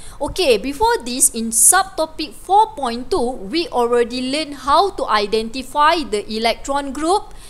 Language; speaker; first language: English; non-native, local second language; Malay